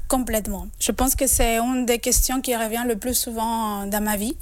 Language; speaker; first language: French; non-native, fluent; Spanish